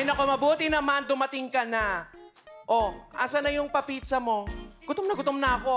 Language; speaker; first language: Filipino; native; Filipino